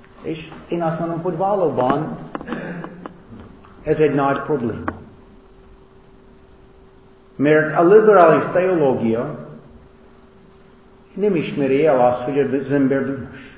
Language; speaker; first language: Hungarian; non-native, learner; English